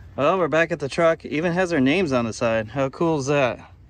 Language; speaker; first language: English; native; English